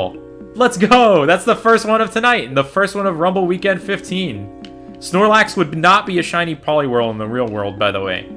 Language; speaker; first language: English; native; English